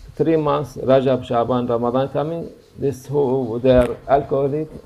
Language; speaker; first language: English; non-native, learner; Turkish